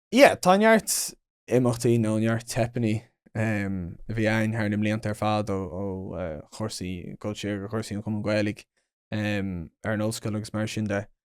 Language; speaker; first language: Irish; non-native, local second language; English